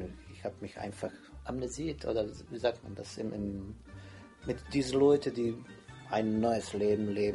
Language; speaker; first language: German; non-native, fluent; Croatian